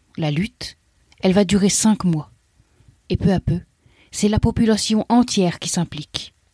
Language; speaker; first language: French; native; French